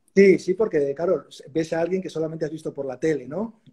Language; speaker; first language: Spanish; native; Spanish